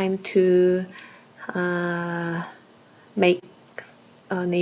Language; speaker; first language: English; non-native, learner; Korean